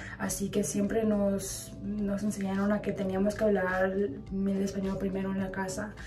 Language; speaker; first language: Spanish; early bilingual, heritage; Spanish